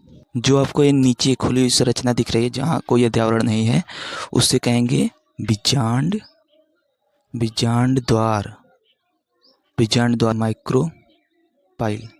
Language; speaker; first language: Hindi; native; Hindi